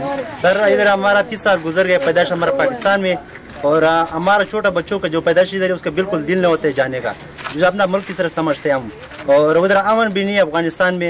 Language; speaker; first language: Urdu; early bilingual, other home language; Pashto